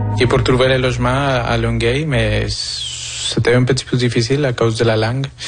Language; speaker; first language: French; non-native, fluent; Spanish